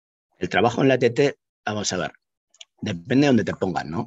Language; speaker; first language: Spanish; native; Spanish